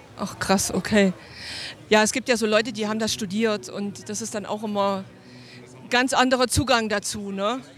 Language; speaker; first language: German; native; German